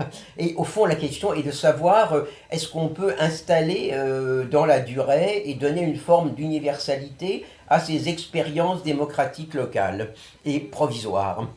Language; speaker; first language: French; native; French